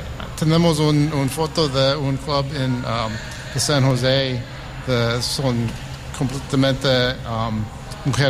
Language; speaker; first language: Spanish; early bilingual, heritage; English